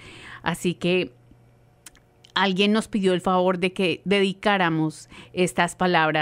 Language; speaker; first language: Spanish; native; Spanish